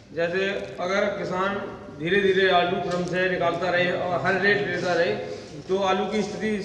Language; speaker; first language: Hindi; native; Hindi